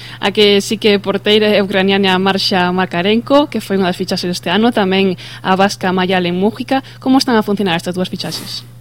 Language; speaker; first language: Galician; native; Galician